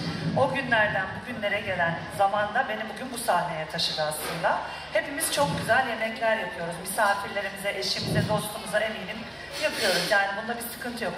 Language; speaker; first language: Turkish; native; Turkish